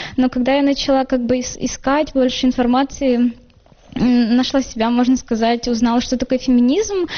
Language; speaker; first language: Russian; non-native, local second language; Ukrainian